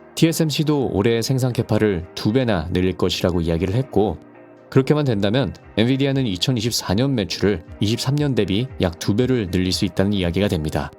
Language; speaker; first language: Korean; native; Korean